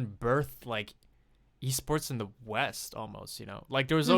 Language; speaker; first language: English; non-native, fluent; French